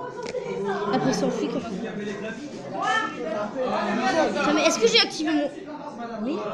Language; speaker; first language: French; native; French